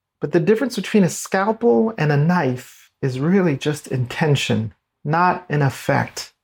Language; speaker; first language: English; native; English